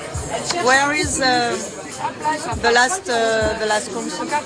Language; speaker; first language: English; non-native, learner; French